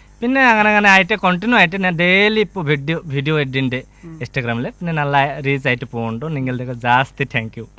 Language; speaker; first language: Malayalam; non-native, local second language; Bangla